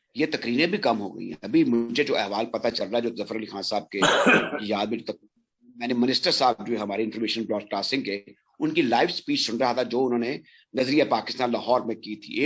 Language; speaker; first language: Urdu; non-native, local second language; Punjabi